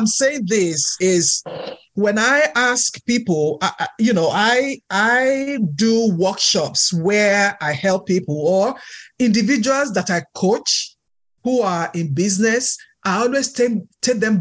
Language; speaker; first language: English; non-native, local second language; Yoruba